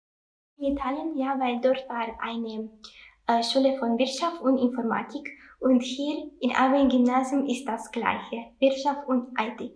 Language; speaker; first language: German; non-native, learner; Italian